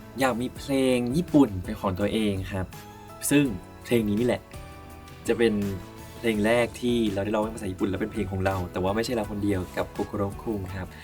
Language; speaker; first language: Thai; native; Thai